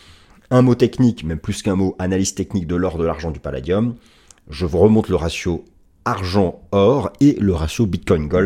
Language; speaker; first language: French; native; French